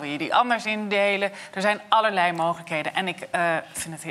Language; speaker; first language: Dutch; non-native, fluent; English